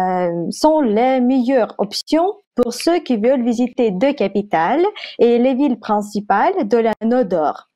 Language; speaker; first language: French; non-native, fluent; Russian